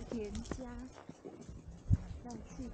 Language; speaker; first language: Chinese; native; Chinese